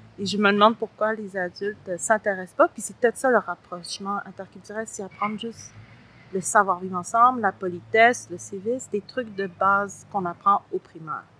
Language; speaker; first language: French; early bilingual, other home language; Spanish